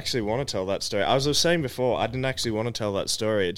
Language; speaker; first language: English; native; English